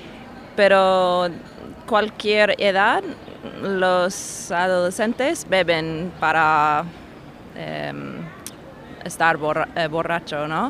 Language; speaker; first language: Spanish; non-native, learner; English